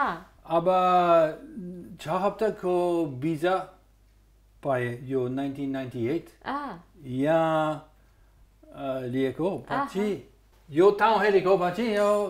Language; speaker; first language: Nepali; non-native, learner; English